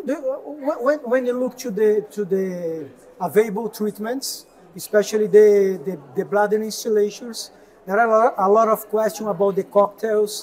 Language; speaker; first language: English; non-native, fluent; Portuguese